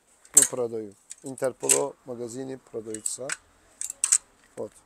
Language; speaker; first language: Russian; non-native, learner; Turkish